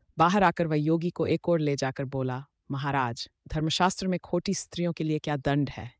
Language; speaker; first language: Hindi; native; Hindi